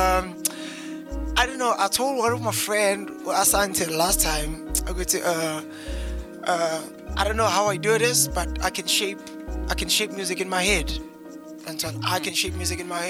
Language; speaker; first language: English; non-native, local second language; Zulu